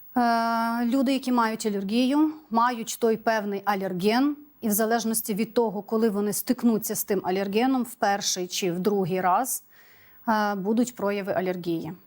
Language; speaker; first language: Ukrainian; native; Ukrainian